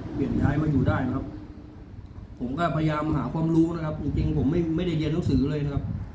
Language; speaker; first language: Thai; native; Thai